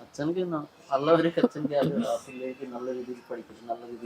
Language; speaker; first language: Malayalam; non-native, local second language; Hindi